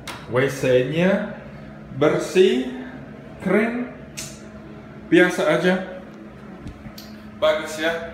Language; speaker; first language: Indonesian; non-native, fluent; English